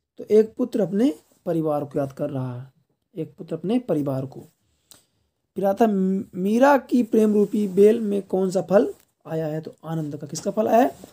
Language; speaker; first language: Hindi; native; Hindi